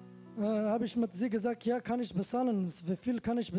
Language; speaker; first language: German; non-native, learner; Turkish